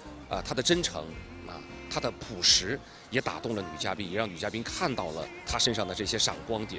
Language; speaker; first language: Chinese; native; Chinese